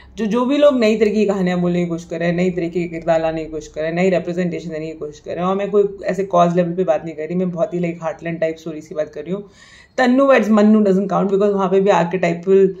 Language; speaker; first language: Hindi; native; Hindi